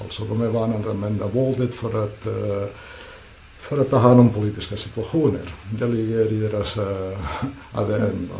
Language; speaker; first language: Swedish; non-native, fluent; Catalan